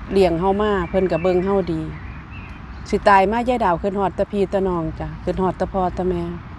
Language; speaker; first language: Thai; native; Thai